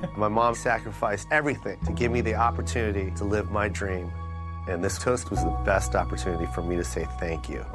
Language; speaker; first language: English; early bilingual, other home language; Filipino